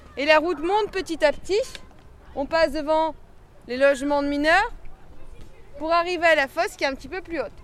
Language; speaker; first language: French; native; French